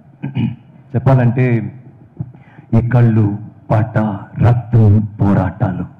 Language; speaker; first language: Telugu; non-native, learner; Tamil